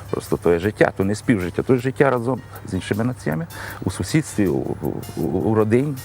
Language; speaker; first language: Ukrainian; early bilingual, heritage; Ukrainian